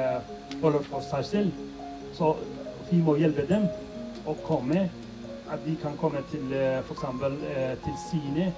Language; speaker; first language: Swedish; non-native, learner; Arabic